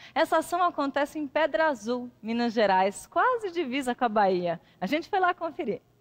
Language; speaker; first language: Portuguese; native; Portuguese